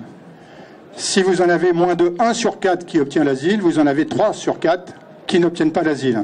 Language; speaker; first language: French; native; French